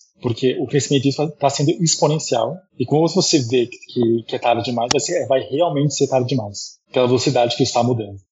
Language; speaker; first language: Portuguese; early bilingual, heritage; Portuguese